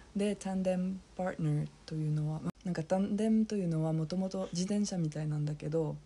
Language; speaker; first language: Japanese; non-native, fluent; French